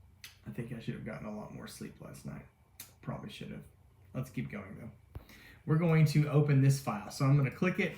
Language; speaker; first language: English; native; English